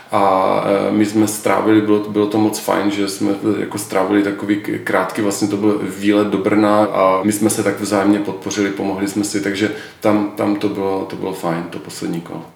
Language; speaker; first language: Czech; native; Czech